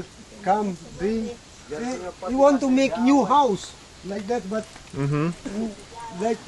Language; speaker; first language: English; non-native, learner; Indonesian